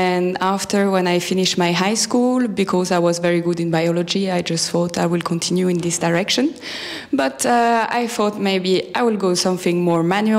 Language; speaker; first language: English; non-native, fluent; French